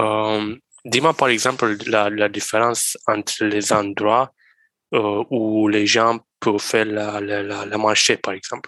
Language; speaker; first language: French; non-native, learner; Romanian